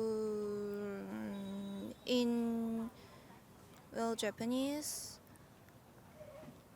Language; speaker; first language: English; non-native, learner; Korean